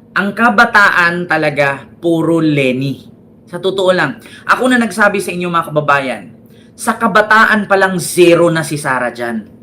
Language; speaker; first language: Filipino; native; Filipino